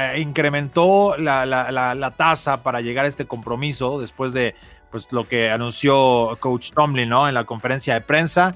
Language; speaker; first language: Spanish; native; Spanish